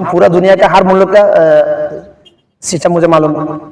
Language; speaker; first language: Hindi; non-native, fluent; Bangla